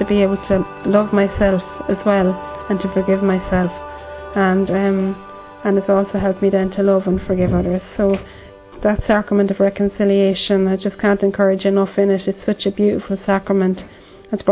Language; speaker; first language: English; native; English